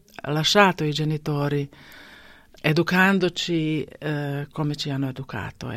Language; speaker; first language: Italian; non-native, fluent; Bosnian